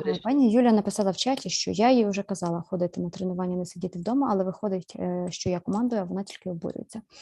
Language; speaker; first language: Ukrainian; native; Ukrainian